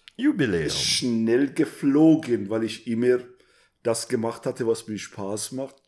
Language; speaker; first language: German; non-native, fluent; Persian